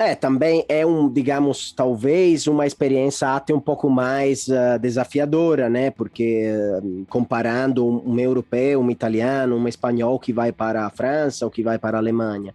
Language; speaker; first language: Portuguese; non-native, fluent; Italian